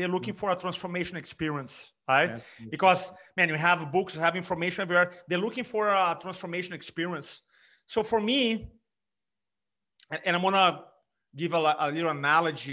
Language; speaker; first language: English; non-native, fluent; Portuguese